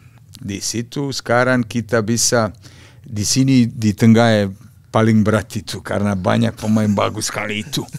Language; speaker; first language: Indonesian; non-native, fluent; Serbian